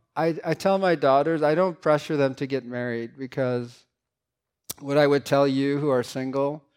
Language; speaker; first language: English; early bilingual, other home language; Korean